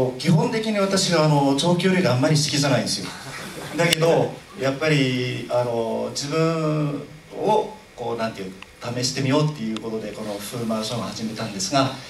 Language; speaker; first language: Japanese; non-native, fluent; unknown